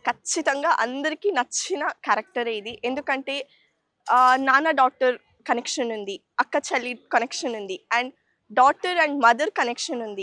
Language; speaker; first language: Telugu; non-native, learner; Kannada